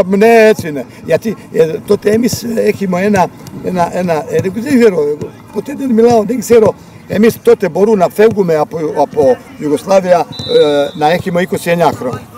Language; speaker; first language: Greek; non-native, learner; Bosnian